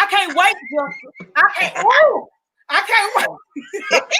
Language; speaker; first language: English; native; English